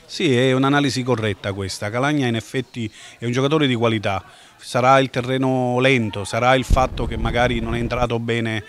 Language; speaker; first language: Italian; native; Italian